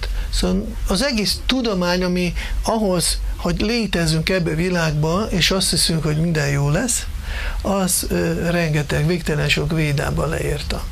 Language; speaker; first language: Hungarian; non-native, fluent; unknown